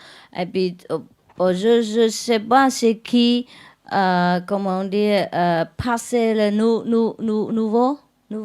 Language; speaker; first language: French; non-native, learner; Vietnamese